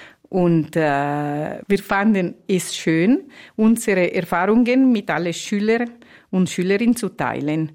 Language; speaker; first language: German; non-native, fluent; Italian